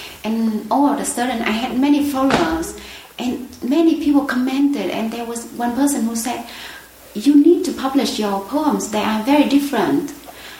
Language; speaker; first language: English; non-native, fluent; Vietnamese